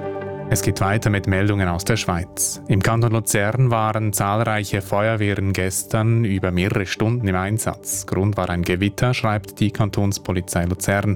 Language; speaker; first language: German; native; German